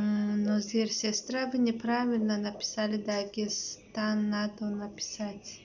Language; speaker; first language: Russian; non-native, learner; Tajik